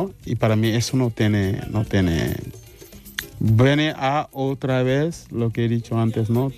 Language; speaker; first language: Spanish; non-native, fluent; Mandingo